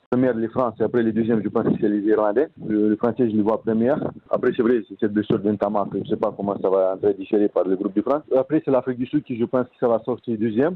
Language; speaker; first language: French; non-native, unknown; Romanian